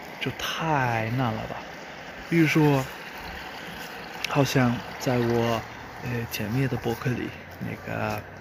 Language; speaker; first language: Chinese; non-native, fluent; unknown